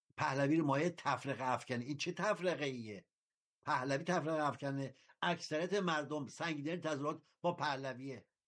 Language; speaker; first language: Persian; native; Persian